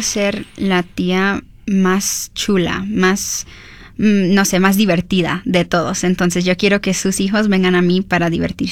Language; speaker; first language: Spanish; early bilingual, heritage; Spanish